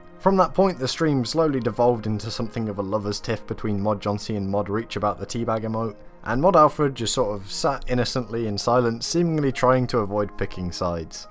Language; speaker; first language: English; native; English